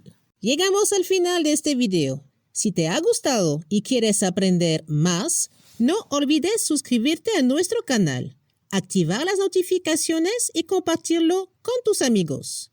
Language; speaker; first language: Spanish; non-native, fluent; French